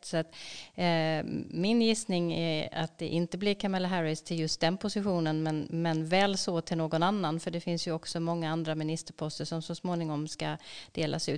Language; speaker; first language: Swedish; native; Swedish